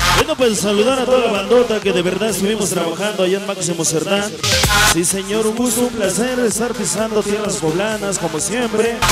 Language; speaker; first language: Spanish; native; Spanish